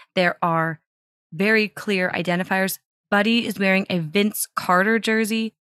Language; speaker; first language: English; native; English